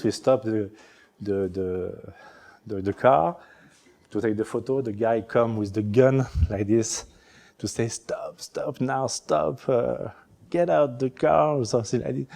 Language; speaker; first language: English; non-native, learner; French